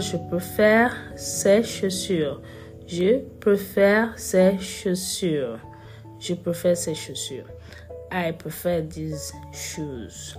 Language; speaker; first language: French; non-native, fluent; Yoruba